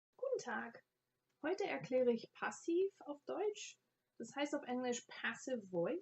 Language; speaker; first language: German; non-native, fluent; English